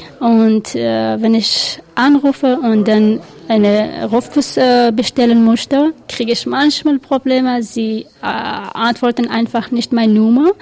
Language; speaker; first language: German; non-native, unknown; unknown